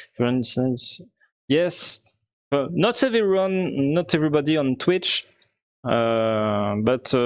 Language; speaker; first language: English; non-native, learner; French